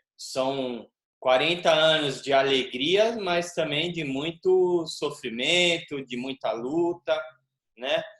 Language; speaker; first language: Portuguese; native; Portuguese